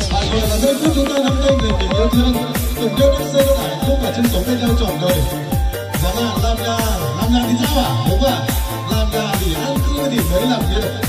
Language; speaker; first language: Vietnamese; non-native, local second language; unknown